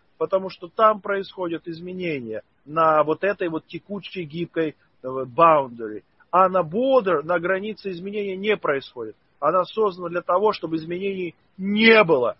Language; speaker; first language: Russian; native; Russian